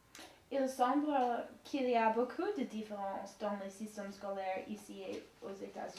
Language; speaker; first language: French; non-native, learner; English